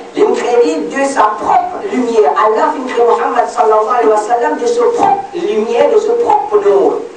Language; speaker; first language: French; non-native, local second language; Morisyen